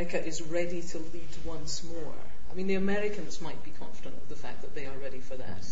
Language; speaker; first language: English; native; English